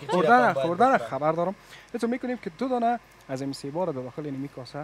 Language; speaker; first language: Persian; native; Persian